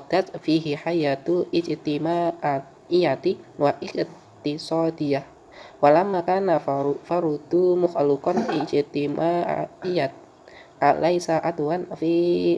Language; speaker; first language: Arabic; non-native, learner; Indonesian